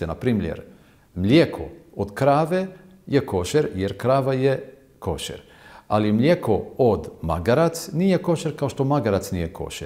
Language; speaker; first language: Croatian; non-native, fluent; Hebrew